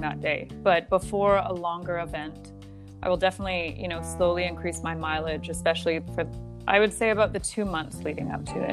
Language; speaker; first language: English; native; English